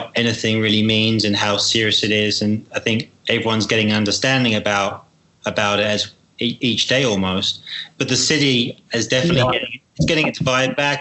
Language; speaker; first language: English; native; English